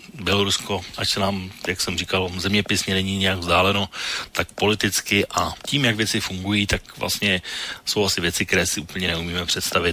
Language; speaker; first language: Czech; native; Czech